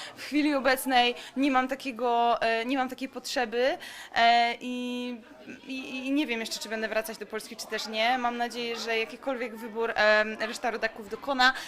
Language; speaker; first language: Polish; native; Polish